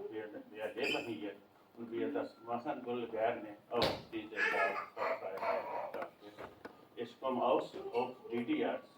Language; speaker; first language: German; non-native, learner; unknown